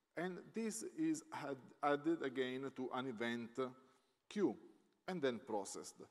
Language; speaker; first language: English; non-native, fluent; Italian